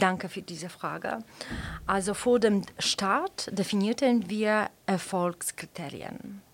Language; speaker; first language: German; non-native, fluent; Polish